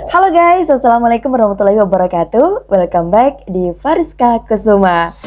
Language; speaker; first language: Indonesian; native; Indonesian